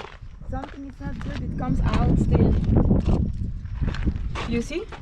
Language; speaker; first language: English; non-native, learner; Swiss German